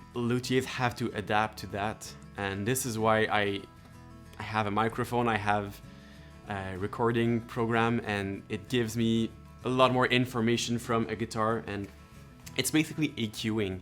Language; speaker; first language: English; non-native, local second language; French